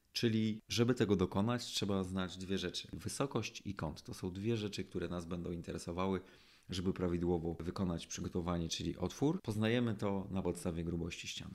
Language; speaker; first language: Polish; native; Polish